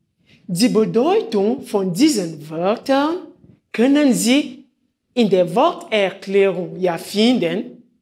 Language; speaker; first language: German; non-native, fluent; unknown